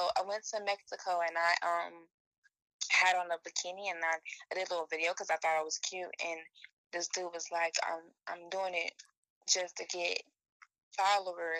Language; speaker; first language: English; native; English